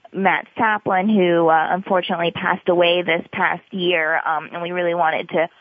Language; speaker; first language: English; native; English